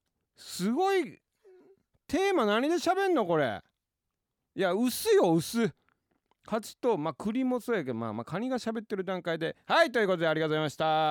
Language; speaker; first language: Japanese; native; Japanese